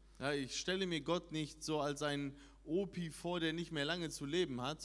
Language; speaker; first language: German; non-native, fluent; Russian